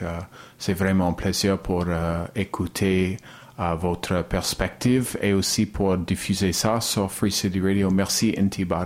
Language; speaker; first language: French; non-native, learner; English